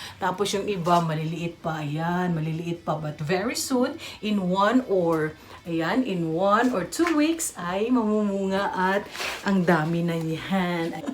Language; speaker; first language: Filipino; native; Filipino